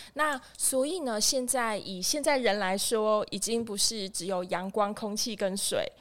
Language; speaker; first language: Chinese; native; Chinese